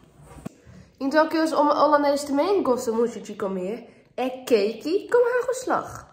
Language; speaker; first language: Portuguese; non-native, learner; Dutch